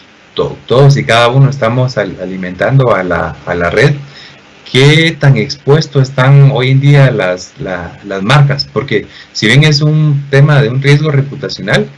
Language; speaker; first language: Spanish; native; Spanish